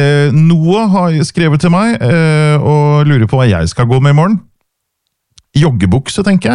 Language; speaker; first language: Norwegian; native; Norwegian